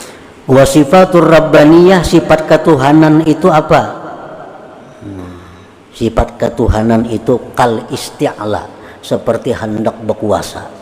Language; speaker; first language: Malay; non-native, local second language; Banjar